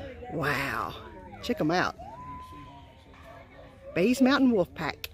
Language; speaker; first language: English; native; English